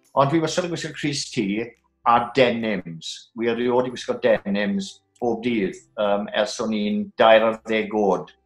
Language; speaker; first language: Welsh; native; Welsh